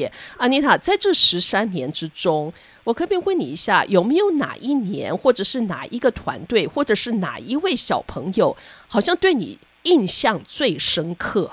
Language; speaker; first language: Chinese; native; Chinese